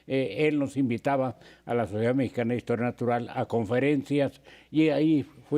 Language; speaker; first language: Spanish; native; Spanish